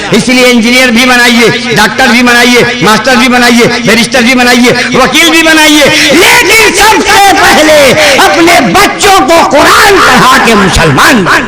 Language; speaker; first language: Hindi; non-native, local second language; Bhojpuri